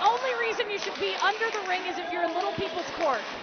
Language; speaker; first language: English; native; English